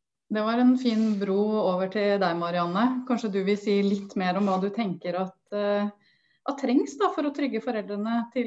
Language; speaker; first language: Norwegian; native; Norwegian